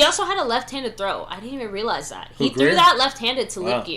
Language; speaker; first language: English; native; English